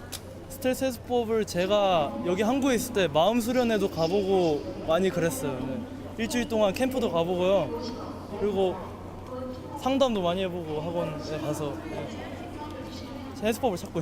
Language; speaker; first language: Korean; early bilingual, heritage; Korean